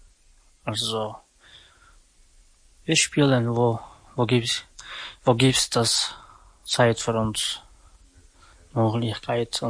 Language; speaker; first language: German; non-native, learner; Slovak